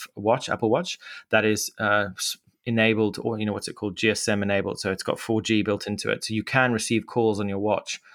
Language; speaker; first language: English; native; English